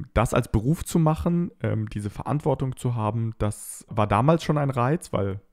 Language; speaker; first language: German; native; German